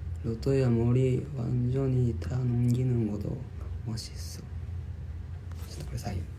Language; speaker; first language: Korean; non-native, learner; Japanese